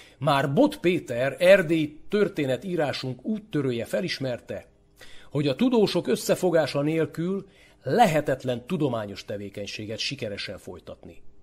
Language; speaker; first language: Hungarian; native; Hungarian